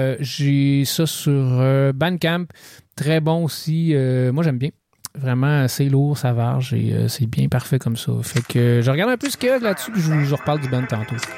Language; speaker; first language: French; native; French